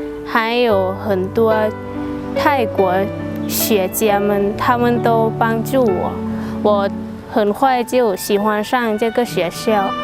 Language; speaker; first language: Chinese; non-native, learner; Lao